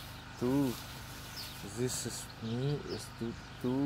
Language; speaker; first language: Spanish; non-native, learner; English